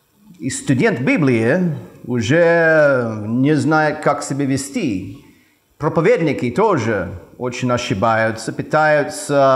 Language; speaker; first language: Russian; non-native, fluent; English